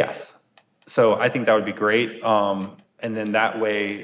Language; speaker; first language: English; native; English